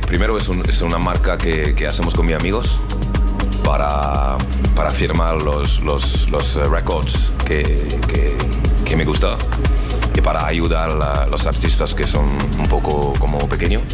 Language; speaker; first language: Spanish; non-native, learner; French